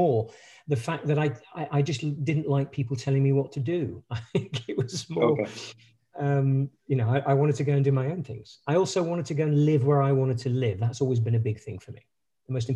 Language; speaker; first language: English; native; English